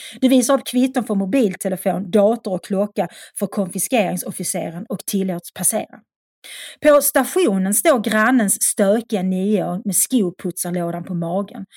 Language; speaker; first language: Swedish; native; Swedish